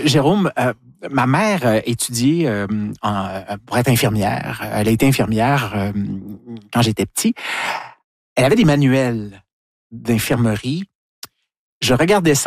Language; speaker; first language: French; native; French